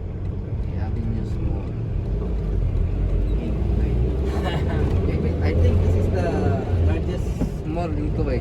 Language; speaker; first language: English; non-native, learner; Filipino